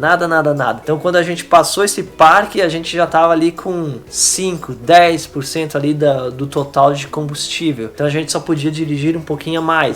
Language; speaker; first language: Portuguese; native; Portuguese